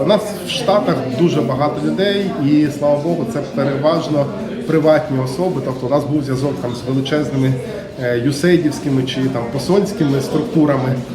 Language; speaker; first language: Ukrainian; native; Ukrainian